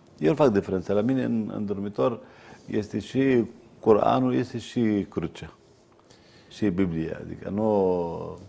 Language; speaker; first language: Romanian; non-native, fluent; Arabic